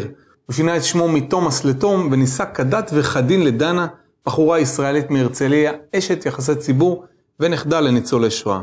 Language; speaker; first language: Hebrew; native; Hebrew